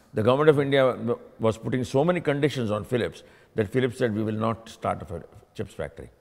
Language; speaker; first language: English; non-native, local second language; Tamil